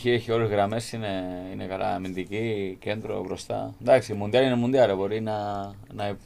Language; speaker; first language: Greek; non-native, learner; Spanish